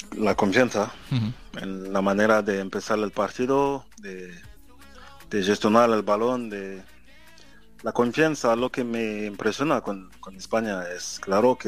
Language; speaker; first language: Spanish; non-native, fluent; French